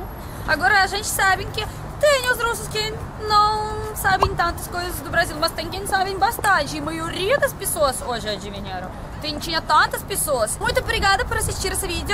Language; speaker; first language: Portuguese; non-native, learner; Russian